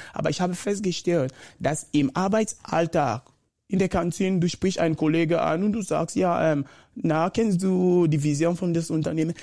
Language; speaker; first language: German; non-native, fluent; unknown